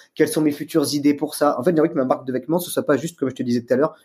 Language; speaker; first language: French; native; French